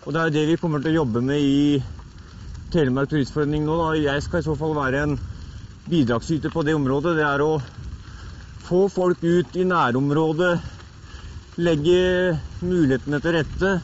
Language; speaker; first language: Norwegian; native; Norwegian